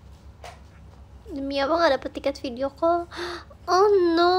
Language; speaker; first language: Indonesian; native; Indonesian